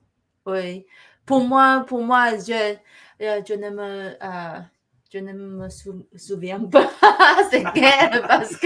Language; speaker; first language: French; non-native, learner; Chinese